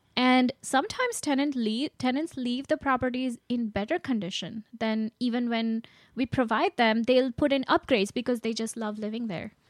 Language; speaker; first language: English; non-native, local second language; Gujarati